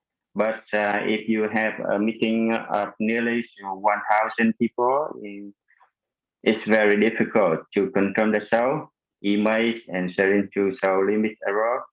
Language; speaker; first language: English; non-native, fluent; Vietnamese